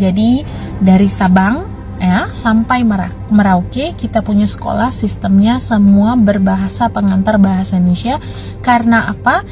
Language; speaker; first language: Indonesian; native; Indonesian